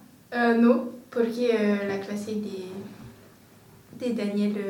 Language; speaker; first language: Spanish; non-native, learner; French